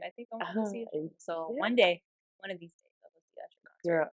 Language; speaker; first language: English; native; English